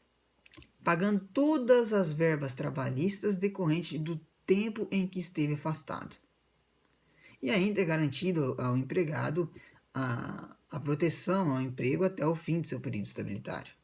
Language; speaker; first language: Portuguese; native; Portuguese